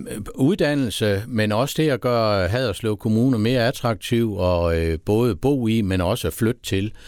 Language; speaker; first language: Danish; native; Danish